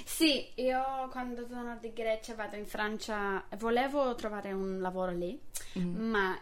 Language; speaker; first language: Italian; non-native, fluent; English